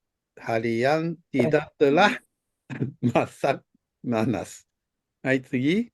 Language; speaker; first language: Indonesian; non-native, fluent; Japanese